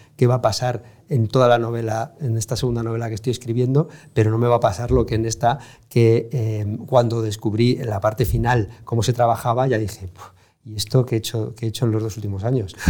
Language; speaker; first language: Spanish; native; Spanish